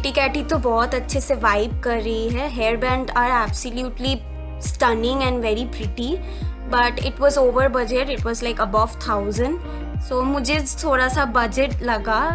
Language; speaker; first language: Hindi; non-native, local second language; Bangla